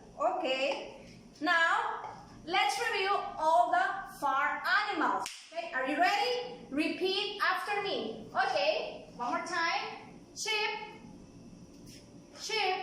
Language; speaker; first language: English; non-native, fluent; Spanish